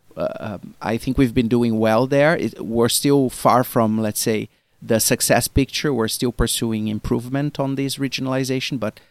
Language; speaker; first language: English; non-native, fluent; Portuguese